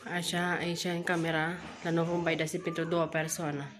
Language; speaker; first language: Romanian; non-native, learner; Filipino